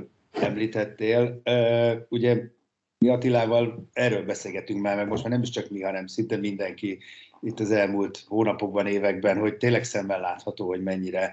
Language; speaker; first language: Hungarian; native; Hungarian